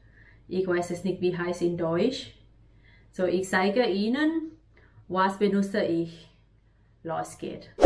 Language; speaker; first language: German; non-native, learner; Thai